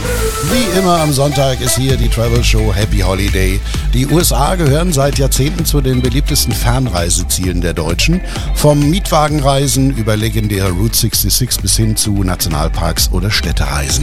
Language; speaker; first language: German; native; German